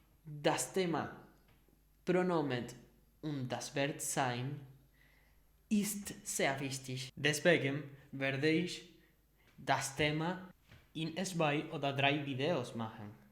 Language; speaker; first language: German; non-native, learner; Spanish